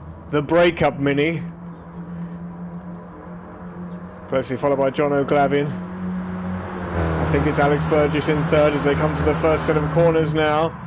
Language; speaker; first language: English; native; English